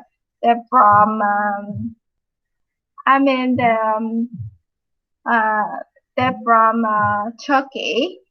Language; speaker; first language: English; non-native, fluent; Vietnamese